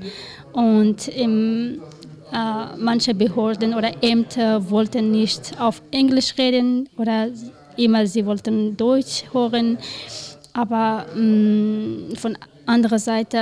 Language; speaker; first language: German; non-native, learner; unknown